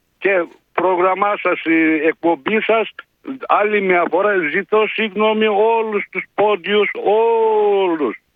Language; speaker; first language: Greek; non-native, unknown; Turkish